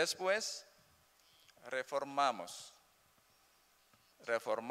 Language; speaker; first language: Spanish; non-native, learner; Indonesian